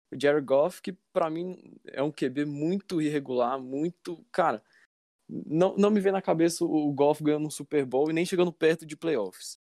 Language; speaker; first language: Portuguese; native; Portuguese